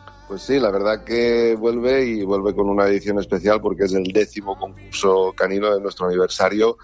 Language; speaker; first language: Spanish; native; Spanish